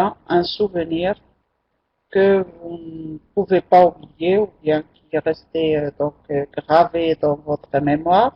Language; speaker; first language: French; non-native, local second language; Arabic